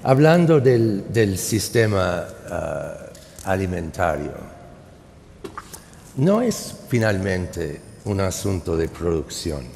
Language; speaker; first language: Spanish; non-native, fluent; English